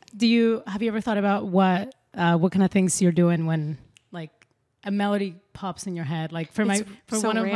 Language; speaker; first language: English; non-native, fluent; Spanish